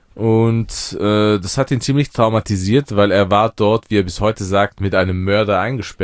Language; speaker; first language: German; early bilingual, other home language; Persian